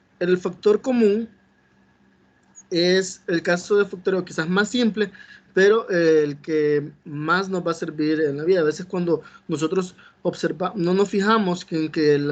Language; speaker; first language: Spanish; native; Spanish